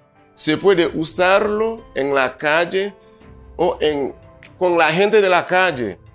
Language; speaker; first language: Spanish; non-native, fluent; Haitian Creole